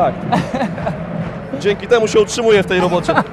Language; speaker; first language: Polish; native; Polish